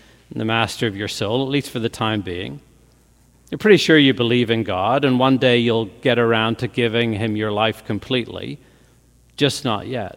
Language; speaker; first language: English; native; English